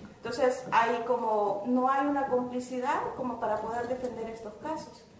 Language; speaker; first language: Spanish; native; Spanish